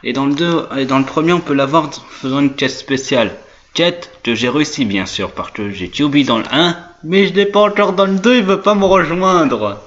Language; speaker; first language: French; native; French